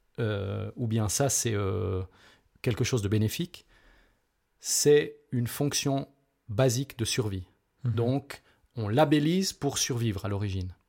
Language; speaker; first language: French; native; French